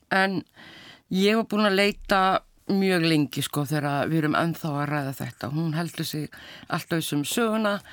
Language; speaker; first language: Icelandic; native; Icelandic